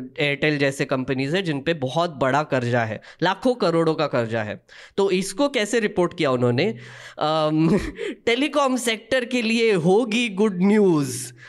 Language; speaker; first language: Hindi; non-native, local second language; Marathi